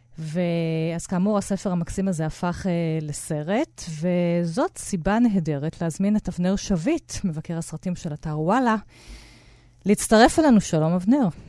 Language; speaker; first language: Hebrew; native; Hebrew